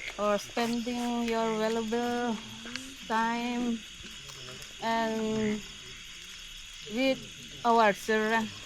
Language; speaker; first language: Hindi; non-native, local second language; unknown